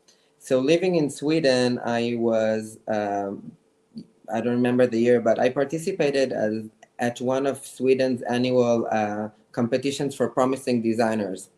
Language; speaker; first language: English; non-native, fluent; Hebrew